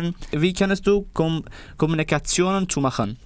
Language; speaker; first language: German; non-native, learner; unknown